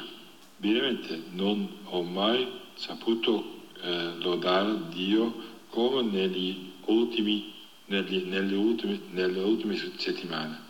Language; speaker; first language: Italian; non-native, fluent; Dutch